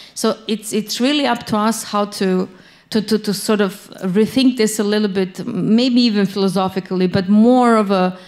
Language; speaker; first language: English; non-native, fluent; Bosnian